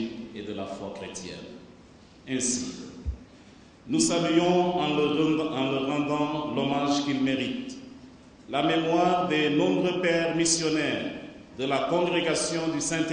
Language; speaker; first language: French; non-native, local second language; Jola-Fonyi